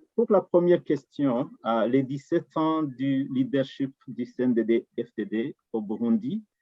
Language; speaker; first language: French; non-native, local second language; Rundi